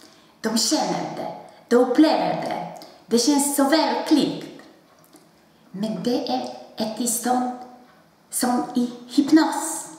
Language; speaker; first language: Swedish; non-native, fluent; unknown